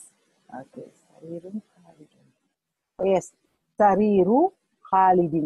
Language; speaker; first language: Arabic; non-native, learner; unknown